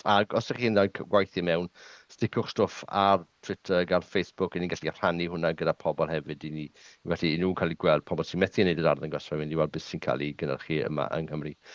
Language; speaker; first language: Welsh; non-native, local second language; English